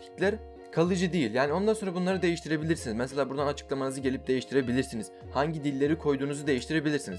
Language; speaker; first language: Turkish; native; Turkish